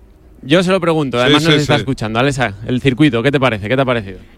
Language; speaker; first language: Spanish; native; Spanish